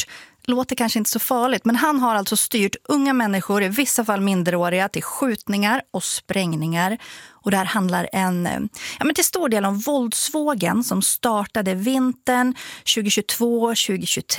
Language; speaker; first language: Swedish; native; Swedish